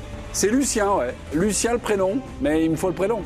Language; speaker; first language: French; native; French